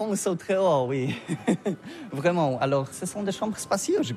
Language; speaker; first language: French; non-native, learner; Polish